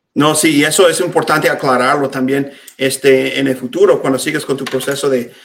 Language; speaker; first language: Spanish; non-native, fluent; English